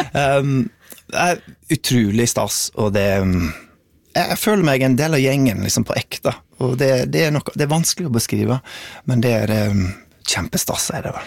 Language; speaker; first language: Norwegian; non-native, fluent; English